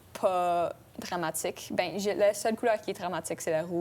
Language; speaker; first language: French; non-native, local second language; English